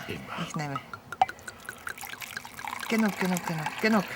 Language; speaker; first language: German; non-native, learner; Polish